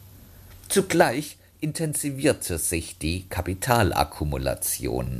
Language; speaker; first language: German; native; German